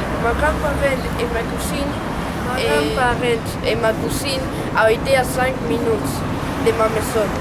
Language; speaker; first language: French; non-native, learner; Spanish